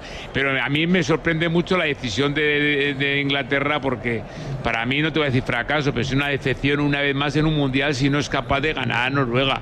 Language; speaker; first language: Spanish; native; Spanish